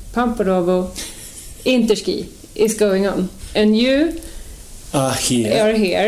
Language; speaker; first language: English; non-native, fluent; Swedish